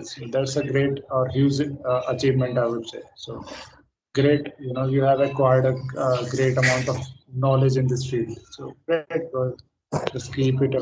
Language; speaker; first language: English; non-native, fluent; Hindi